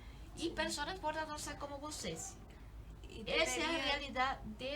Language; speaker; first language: Portuguese; non-native, learner; Spanish